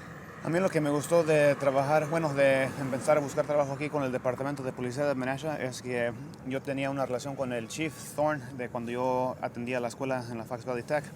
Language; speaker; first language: Spanish; early bilingual, heritage; Spanish